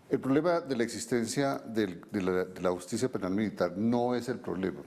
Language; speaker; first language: Spanish; native; Spanish